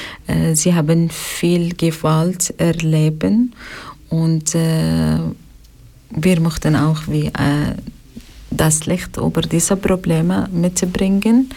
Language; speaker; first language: German; non-native, learner; Arabic